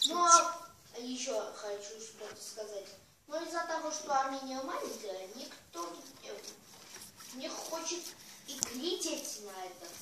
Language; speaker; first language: Russian; non-native, learner; Armenian